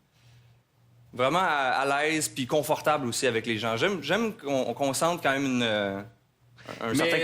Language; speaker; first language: French; native; French